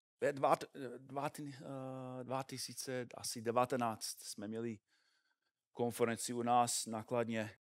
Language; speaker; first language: Czech; non-native, fluent; English